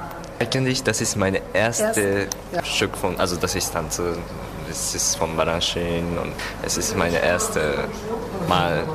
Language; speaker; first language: German; non-native, learner; Japanese